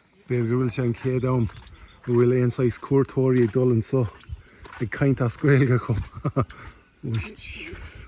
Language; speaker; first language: Irish; non-native, learner; English